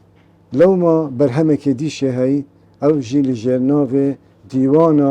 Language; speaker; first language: Kurdish; native; Kurdish